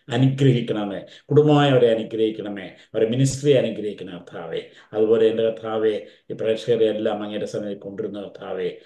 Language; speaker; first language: Malayalam; native; Malayalam